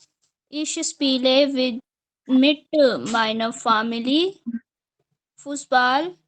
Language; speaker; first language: German; non-native, learner; Hindi